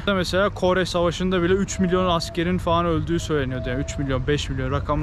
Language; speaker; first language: Turkish; native; Turkish